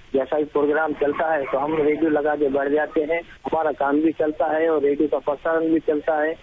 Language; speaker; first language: Hindi; non-native, local second language; Urdu